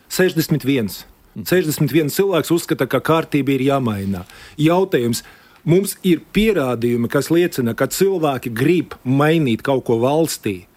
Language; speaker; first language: Latvian; non-native, local second language; Russian